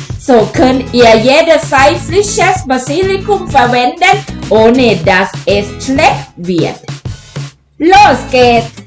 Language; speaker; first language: German; non-native, fluent; Thai